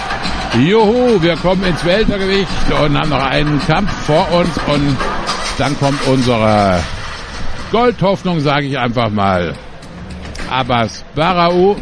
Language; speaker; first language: German; native; German